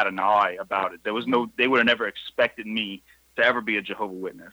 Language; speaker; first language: English; native; English